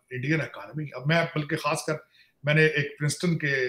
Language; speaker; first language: Urdu; native; Urdu